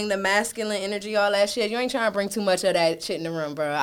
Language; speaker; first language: English; native; English